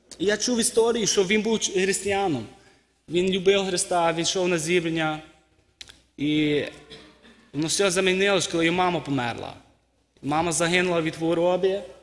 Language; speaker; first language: Ukrainian; early bilingual, heritage; Ukrainian